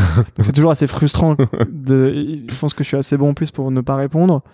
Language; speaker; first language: French; native; French